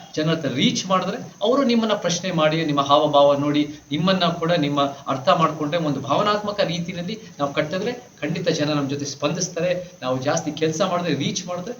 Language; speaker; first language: Kannada; early bilingual, heritage; Kannada